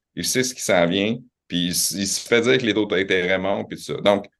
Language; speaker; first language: French; native; French